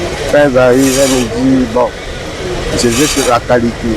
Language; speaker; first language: French; non-native, local second language; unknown